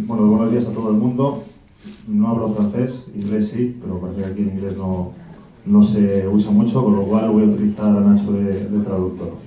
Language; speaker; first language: Spanish; native; Spanish